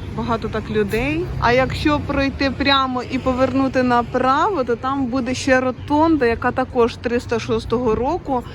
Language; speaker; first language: Ukrainian; non-native, local second language; Russian